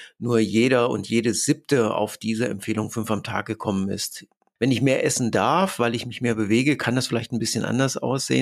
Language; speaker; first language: German; native; German